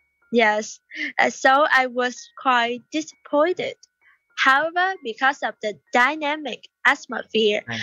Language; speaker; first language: English; non-native, learner; Vietnamese